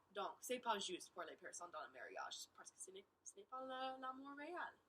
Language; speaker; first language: French; non-native, learner; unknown